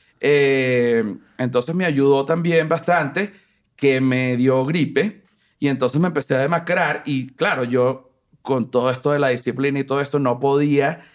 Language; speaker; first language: Spanish; native; Spanish